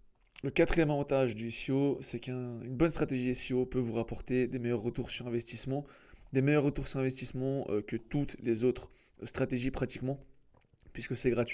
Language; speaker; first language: French; native; French